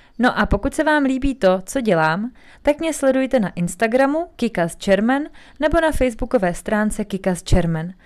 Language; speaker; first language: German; non-native, fluent; Czech